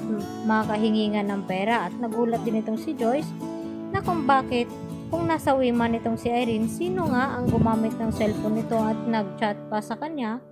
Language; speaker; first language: Filipino; native; Filipino